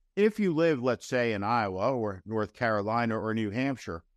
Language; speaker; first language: English; native; English